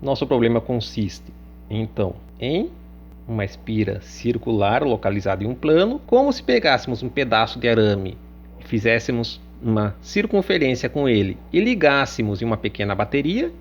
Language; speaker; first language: Portuguese; native; Portuguese